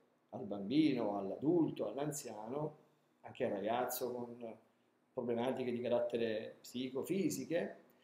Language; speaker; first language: Italian; native; Italian